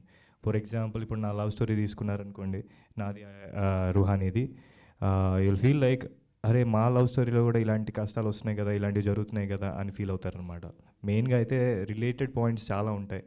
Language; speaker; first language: Telugu; native; Telugu